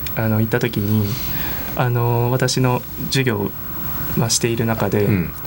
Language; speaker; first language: Japanese; native; Japanese